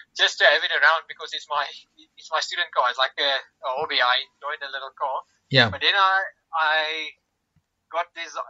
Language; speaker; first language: English; non-native, local second language; Afrikaans